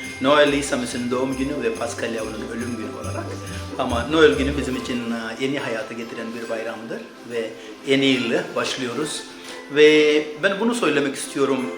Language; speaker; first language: Turkish; non-native, local second language; Arabic